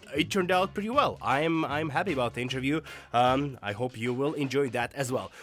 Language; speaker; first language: English; non-native, fluent; Russian